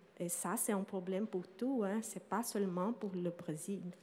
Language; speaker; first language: French; non-native, learner; Portuguese